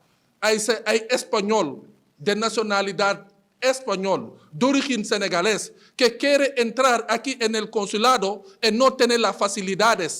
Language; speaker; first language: Spanish; non-native, fluent; Wolof